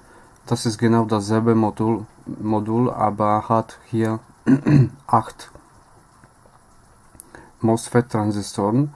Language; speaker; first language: German; non-native, learner; Polish